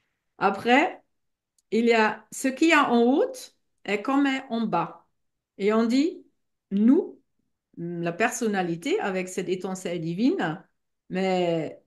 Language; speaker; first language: French; non-native, fluent; German